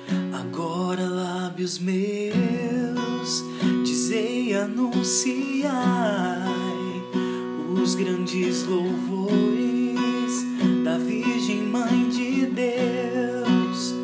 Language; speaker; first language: Portuguese; native; Portuguese